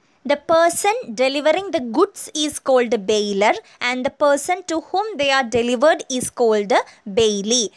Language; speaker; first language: English; non-native, local second language; Malayalam